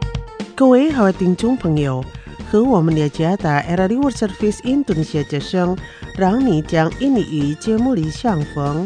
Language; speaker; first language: Chinese; non-native, fluent; Indonesian